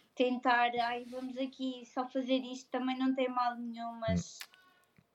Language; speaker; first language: Portuguese; native; Portuguese